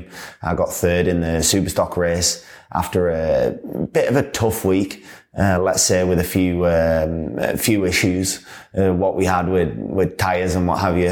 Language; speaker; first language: English; native; English